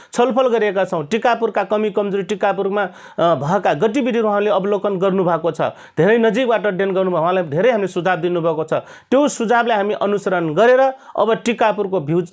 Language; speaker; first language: Nepali; non-native, local second language; Rana Tharu